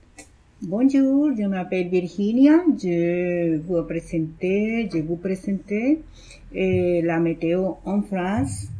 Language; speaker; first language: French; non-native, learner; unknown